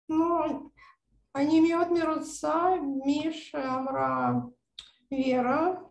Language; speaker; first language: Hebrew; non-native, learner; Russian